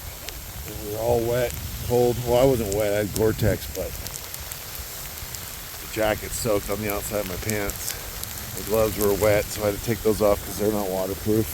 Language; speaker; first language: English; native; English